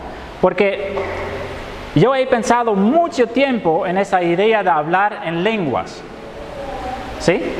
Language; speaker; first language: Spanish; non-native, fluent; Dutch